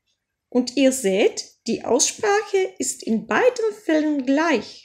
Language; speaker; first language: German; non-native, fluent; Czech